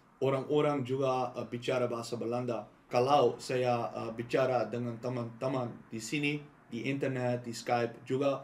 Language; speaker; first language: Indonesian; non-native, learner; Dutch